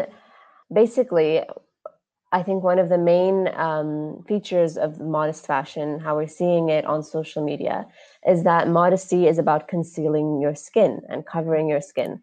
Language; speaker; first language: English; native; English